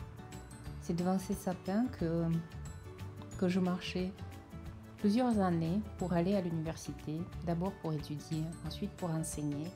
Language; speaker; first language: French; non-native, fluent; Russian